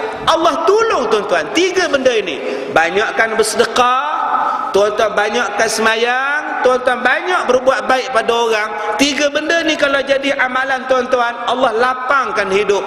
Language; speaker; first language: Malay; native; Malay